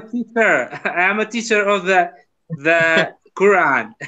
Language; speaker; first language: English; non-native, learner; Kurdish